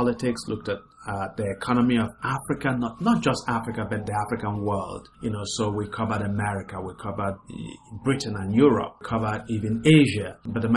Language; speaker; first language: English; non-native, local second language; Igbo